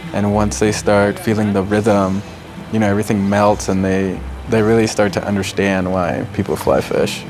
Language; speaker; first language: English; native; English